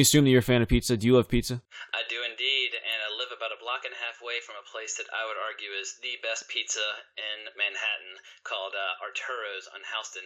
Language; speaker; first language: English; native; English